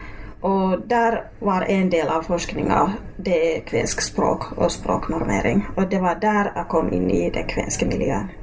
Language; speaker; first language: Swedish; non-native, local second language; Finnish